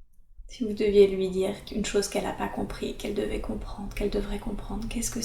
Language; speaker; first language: French; native; French